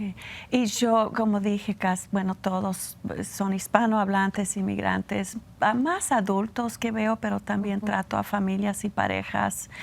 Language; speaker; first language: Spanish; non-native, fluent; English